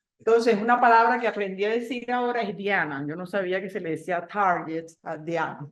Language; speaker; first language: Spanish; native; Spanish